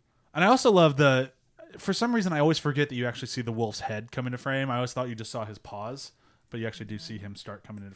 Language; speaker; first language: English; native; English